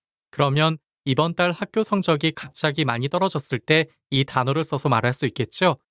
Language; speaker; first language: Korean; native; Korean